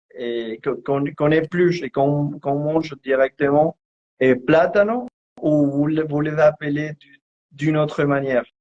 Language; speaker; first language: French; non-native, fluent; Spanish